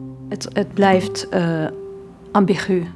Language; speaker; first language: Dutch; non-native, fluent; Arabic